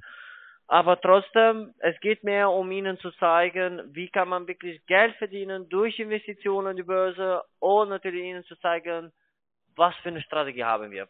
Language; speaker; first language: German; non-native, fluent; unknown